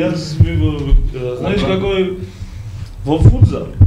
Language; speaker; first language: Macedonian; non-native, learner; Georgian